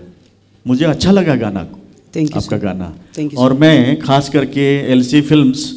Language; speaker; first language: Hindi; non-native, local second language; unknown